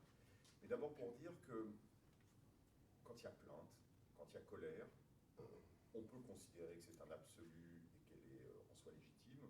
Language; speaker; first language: French; native; French